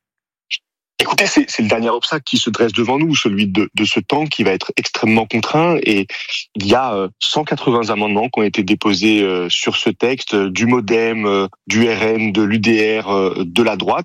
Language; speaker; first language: French; native; French